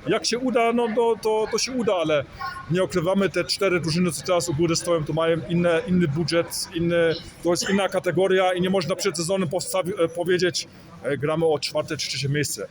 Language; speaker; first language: Polish; early bilingual, heritage; Polish